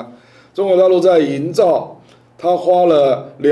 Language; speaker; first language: Chinese; native; Chinese